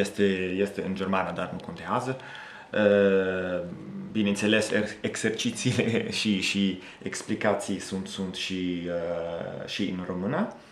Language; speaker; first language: Romanian; non-native, fluent; Italian